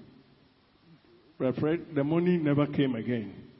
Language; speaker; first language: English; non-native, local second language; Akan